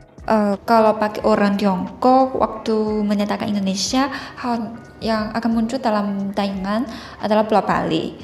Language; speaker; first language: Indonesian; non-native, fluent; Chinese